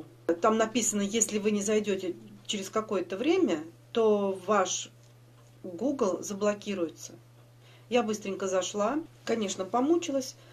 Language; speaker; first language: Russian; native; Russian